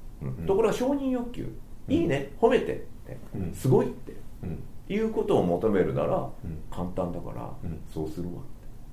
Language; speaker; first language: Japanese; native; Japanese